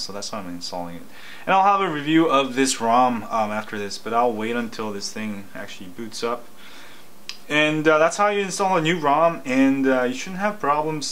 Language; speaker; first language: English; native; English